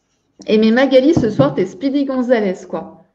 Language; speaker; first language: French; native; French